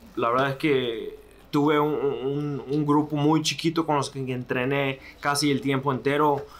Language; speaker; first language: Spanish; early bilingual, heritage; Spanish